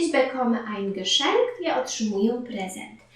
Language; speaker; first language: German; non-native, fluent; Polish